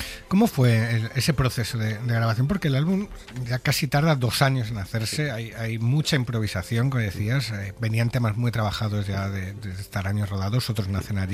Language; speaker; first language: Spanish; native; Spanish